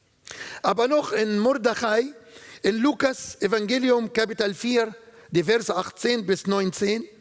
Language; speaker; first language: German; non-native, learner; Arabic